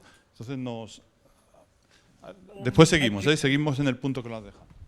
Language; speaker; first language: Spanish; native; Spanish